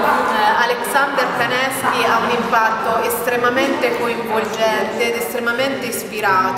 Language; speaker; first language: Italian; native; Italian